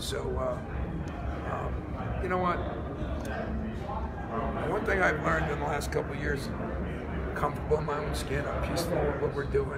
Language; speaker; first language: English; native; English